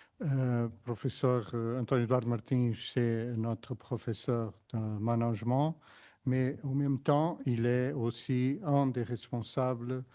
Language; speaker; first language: French; non-native, fluent; Portuguese